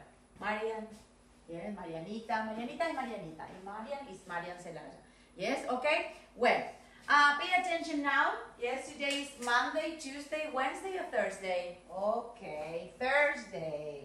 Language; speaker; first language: English; non-native, fluent; Spanish